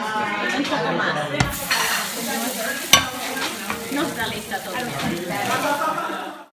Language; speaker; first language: Spanish; non-native, fluent; English